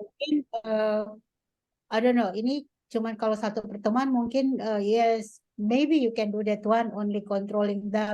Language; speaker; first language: English; non-native, fluent; Indonesian